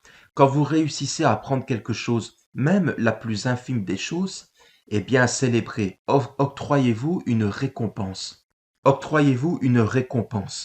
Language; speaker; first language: French; native; French